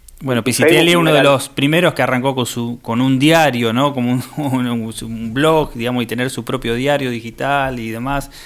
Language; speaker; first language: Spanish; native; Spanish